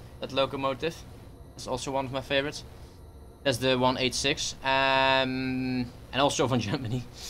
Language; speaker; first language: English; non-native, fluent; Dutch